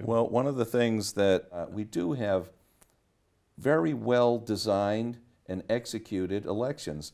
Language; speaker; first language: English; native; English